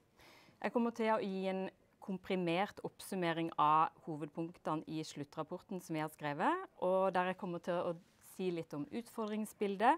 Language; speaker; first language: Norwegian; native; Norwegian